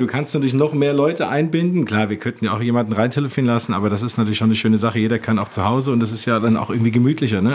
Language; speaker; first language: German; native; German